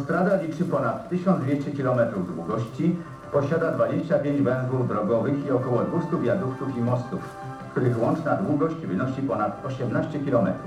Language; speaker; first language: Polish; native; Polish